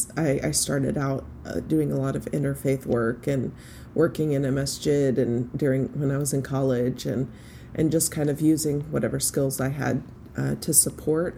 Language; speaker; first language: English; native; English